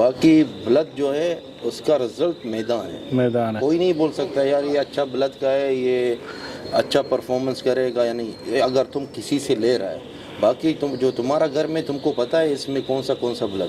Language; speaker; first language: Hindi; non-native, learner; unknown